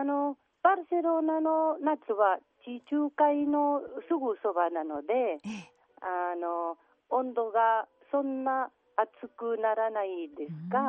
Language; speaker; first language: Japanese; non-native, learner; Catalan